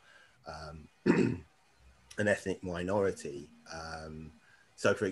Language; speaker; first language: English; native; English